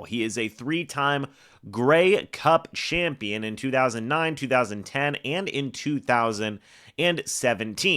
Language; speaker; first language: English; native; English